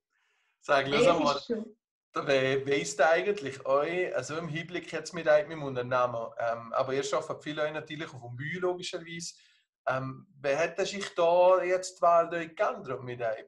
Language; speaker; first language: German; native; German